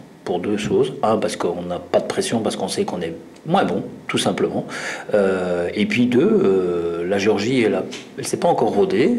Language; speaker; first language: French; native; French